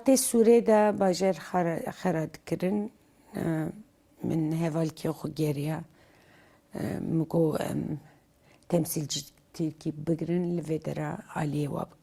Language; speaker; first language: Kurdish; non-native, local second language; Turkish